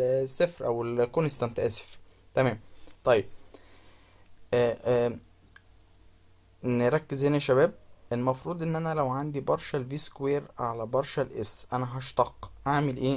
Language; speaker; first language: Arabic; native; Arabic